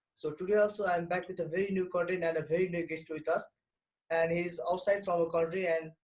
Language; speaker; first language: English; non-native, local second language; Nepali